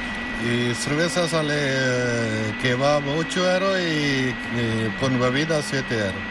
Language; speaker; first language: Spanish; non-native, learner; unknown